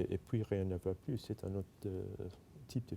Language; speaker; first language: French; non-native, fluent; English